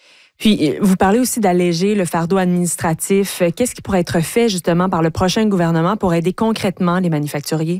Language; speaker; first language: French; native; French